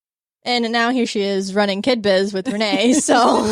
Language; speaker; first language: English; native; English